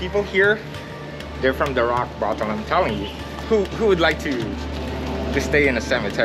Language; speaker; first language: English; non-native, local second language; Filipino